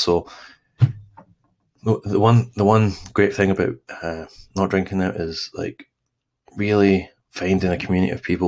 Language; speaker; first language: English; native; English